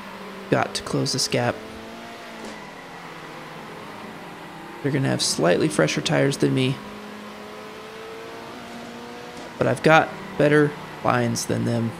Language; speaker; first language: English; native; English